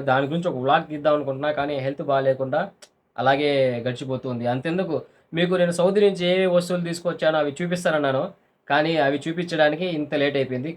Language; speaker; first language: Telugu; non-native, local second language; Urdu